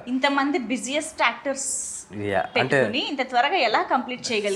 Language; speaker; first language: Telugu; native; Telugu